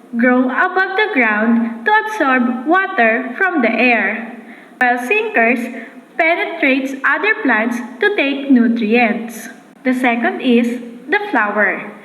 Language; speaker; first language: English; non-native, local second language; Filipino